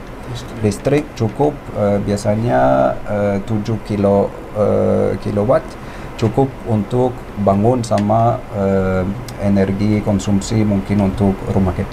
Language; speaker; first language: Indonesian; non-native, fluent; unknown